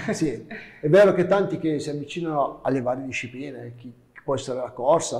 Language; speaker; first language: Italian; native; Italian